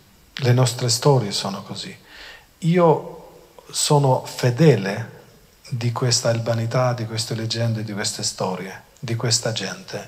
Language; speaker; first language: Italian; non-native, fluent; Albanian